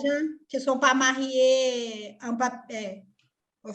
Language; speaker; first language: French; non-native, fluent; Portuguese